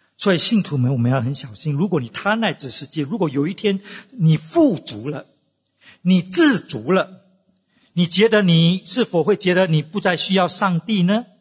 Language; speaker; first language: Chinese; native; Chinese